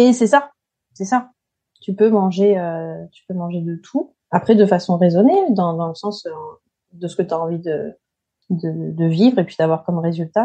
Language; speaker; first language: French; native; French